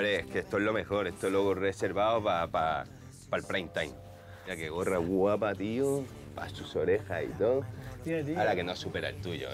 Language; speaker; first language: Spanish; native; Spanish